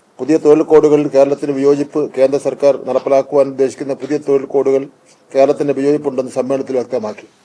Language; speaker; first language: Malayalam; native; Malayalam